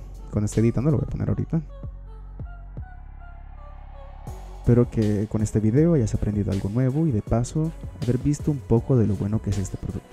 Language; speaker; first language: Spanish; native; Spanish